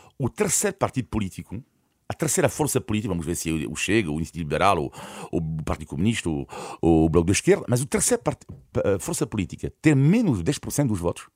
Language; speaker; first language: Portuguese; non-native, fluent; French